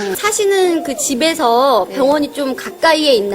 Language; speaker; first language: Korean; native; Korean